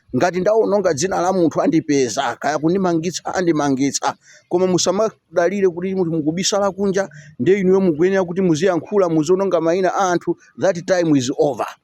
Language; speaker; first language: Nyanja; native; Nyanja